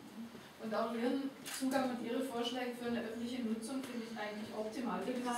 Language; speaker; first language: German; native; German